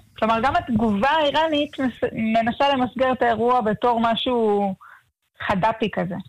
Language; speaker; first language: Hebrew; native; Hebrew